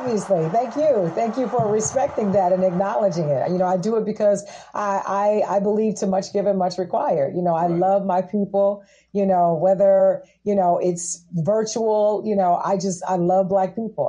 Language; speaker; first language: English; native; English